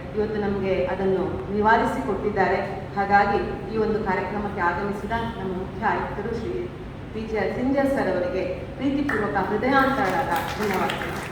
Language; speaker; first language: Kannada; native; Kannada